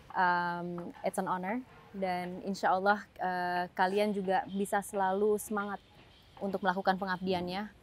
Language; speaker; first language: Indonesian; native; Indonesian